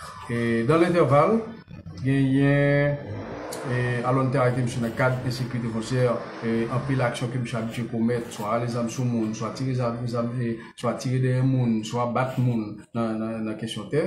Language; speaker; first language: French; non-native, local second language; Haitian Creole